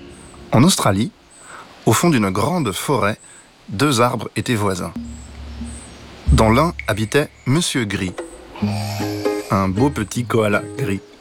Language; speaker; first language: French; native; French